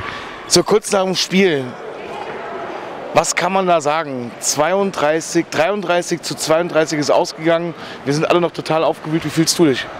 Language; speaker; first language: German; native; German